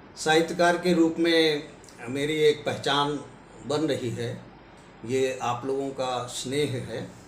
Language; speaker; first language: Hindi; native; Hindi